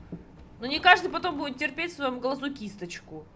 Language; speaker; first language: Russian; native; Russian